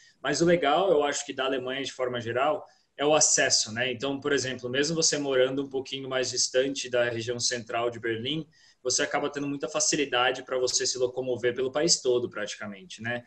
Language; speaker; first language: Portuguese; native; Portuguese